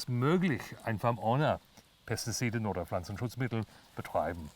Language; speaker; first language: German; non-native, learner; English